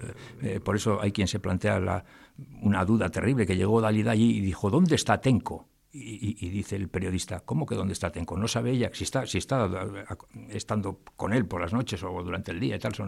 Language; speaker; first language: Spanish; native; Spanish